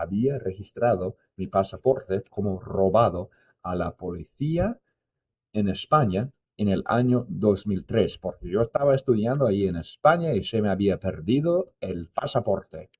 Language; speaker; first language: Spanish; non-native, fluent; English